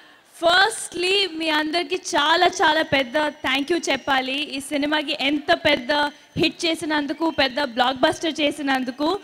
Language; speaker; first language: Telugu; non-native, fluent; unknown